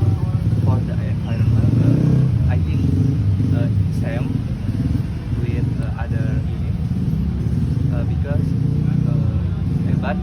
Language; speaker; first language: English; non-native, learner; Indonesian